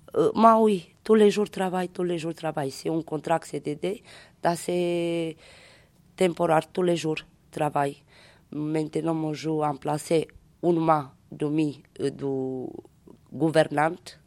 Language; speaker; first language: French; non-native, learner; Romanian